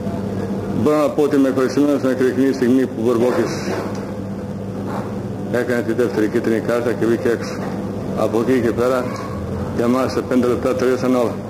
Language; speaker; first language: Greek; non-native, fluent; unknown